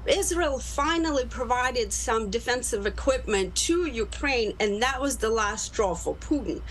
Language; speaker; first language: English; non-native, fluent; Russian